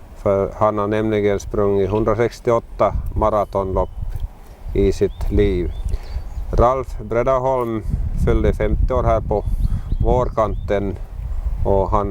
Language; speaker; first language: Swedish; native; Swedish